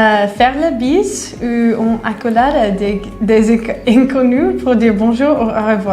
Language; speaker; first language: French; non-native, fluent; English